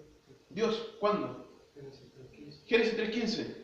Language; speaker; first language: Spanish; native; Spanish